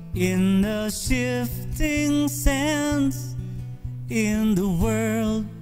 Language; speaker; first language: English; non-native, local second language; Filipino